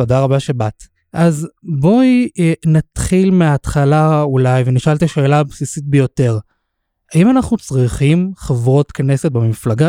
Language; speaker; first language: Hebrew; native; Hebrew